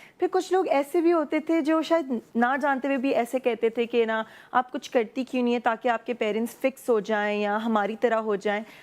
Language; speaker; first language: Urdu; non-native, local second language; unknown